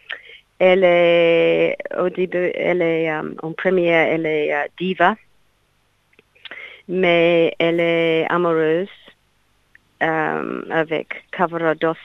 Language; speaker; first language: French; non-native, learner; English